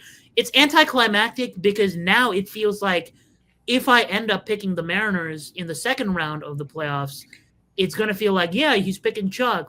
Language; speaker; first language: English; native; English